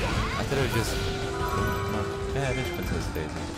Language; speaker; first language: English; native; English